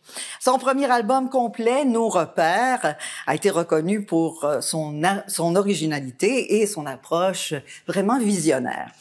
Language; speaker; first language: French; native; French